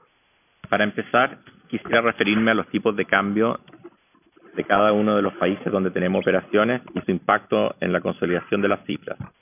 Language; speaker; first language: Spanish; native; Spanish